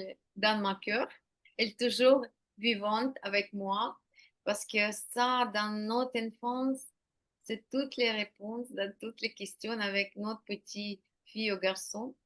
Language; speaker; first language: French; non-native, learner; Ukrainian